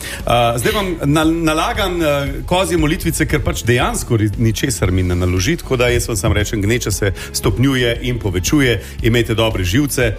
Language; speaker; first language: Slovenian; native; Slovenian